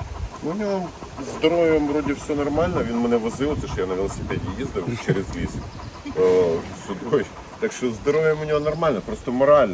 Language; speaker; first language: Ukrainian; native; Ukrainian